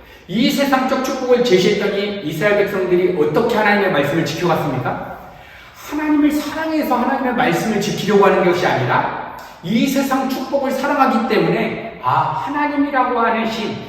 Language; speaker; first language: Korean; native; Korean